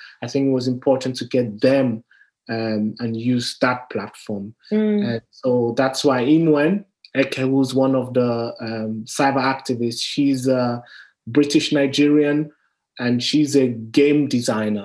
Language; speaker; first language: English; non-native, local second language; Yoruba